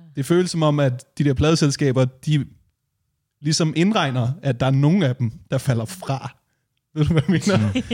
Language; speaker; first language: Danish; native; Danish